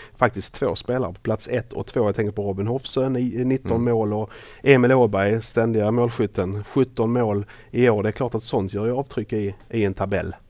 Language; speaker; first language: Swedish; native; Swedish